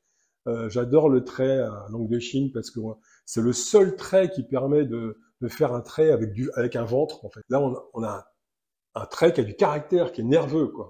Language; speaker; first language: French; native; French